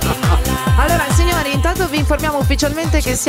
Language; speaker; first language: Italian; native; Italian